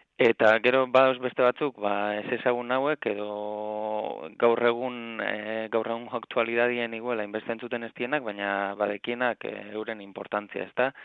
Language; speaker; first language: Basque; native; Basque